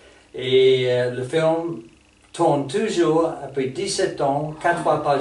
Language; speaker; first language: French; non-native, fluent; English